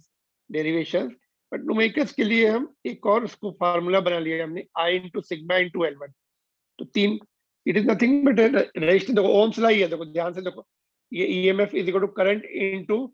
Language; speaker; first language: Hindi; non-native, local second language; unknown